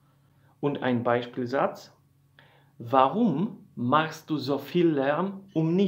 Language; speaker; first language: German; non-native, fluent; Polish